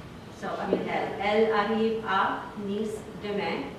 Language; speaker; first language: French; non-native, fluent; English